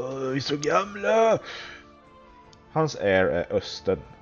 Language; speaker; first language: Swedish; native; Swedish